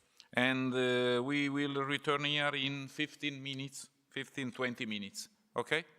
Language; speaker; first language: English; non-native, fluent; Italian